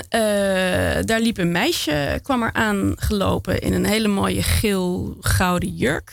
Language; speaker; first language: Dutch; native; Dutch